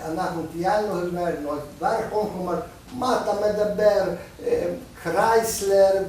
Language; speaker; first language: Hebrew; non-native, fluent; Russian